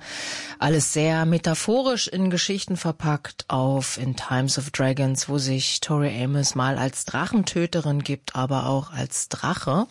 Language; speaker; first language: German; native; German